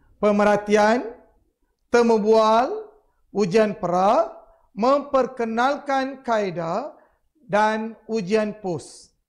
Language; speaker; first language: Malay; non-native, local second language; Tamil